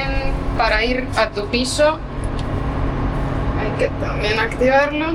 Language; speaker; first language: Spanish; non-native, fluent; Estonian